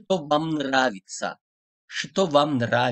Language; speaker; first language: Russian; non-native, fluent; Turkish